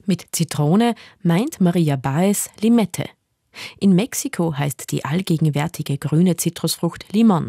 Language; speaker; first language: German; native; German